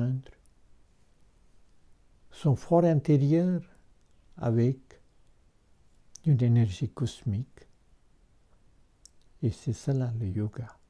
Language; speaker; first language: French; non-native, fluent; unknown